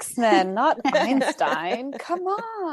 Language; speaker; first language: English; native; English